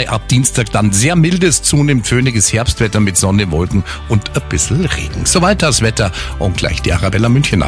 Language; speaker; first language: German; native; German